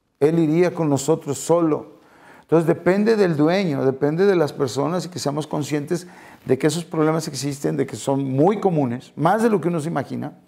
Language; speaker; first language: Spanish; native; Spanish